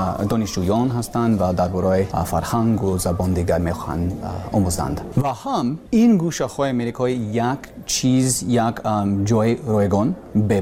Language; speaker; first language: Persian; non-native, learner; English